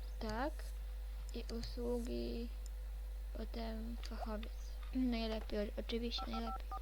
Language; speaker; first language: Polish; native; Polish